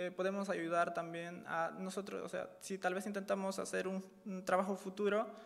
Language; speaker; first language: Spanish; native; Spanish